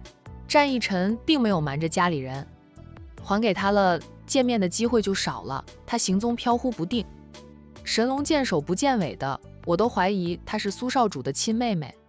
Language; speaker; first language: Chinese; native; Chinese